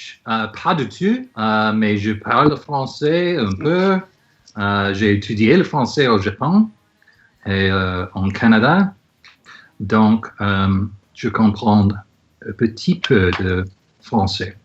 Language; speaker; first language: French; non-native, learner; English